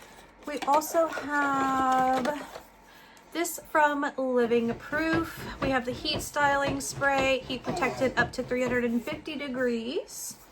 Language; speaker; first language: English; native; English